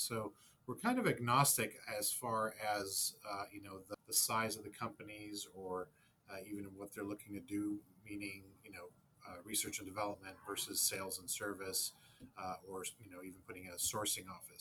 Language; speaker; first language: English; native; English